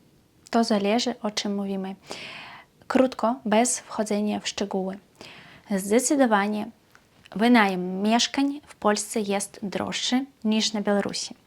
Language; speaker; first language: Polish; non-native, fluent; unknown